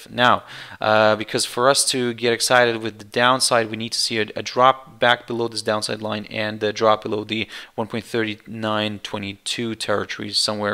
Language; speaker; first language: English; non-native, fluent; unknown